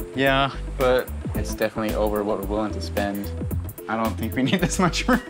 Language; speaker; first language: English; native; English